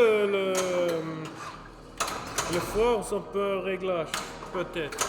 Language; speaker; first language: French; non-native, local second language; German